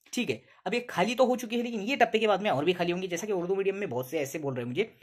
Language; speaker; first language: Hindi; non-native, local second language; Urdu